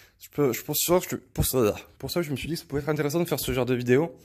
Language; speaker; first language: French; native; French